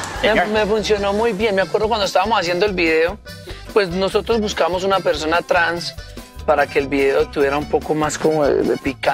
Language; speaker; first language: Spanish; native; Spanish